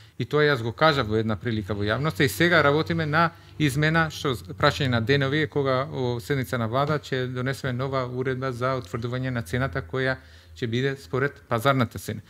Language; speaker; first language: Macedonian; non-native, local second language; Albanian